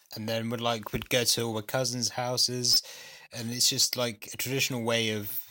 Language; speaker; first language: English; native; English